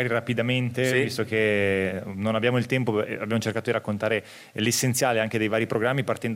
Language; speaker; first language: Italian; native; Italian